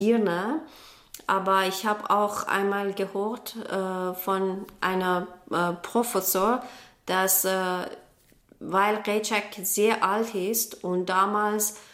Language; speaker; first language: German; non-native, learner; Persian